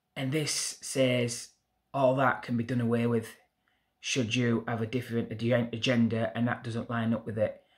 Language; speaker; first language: English; native; English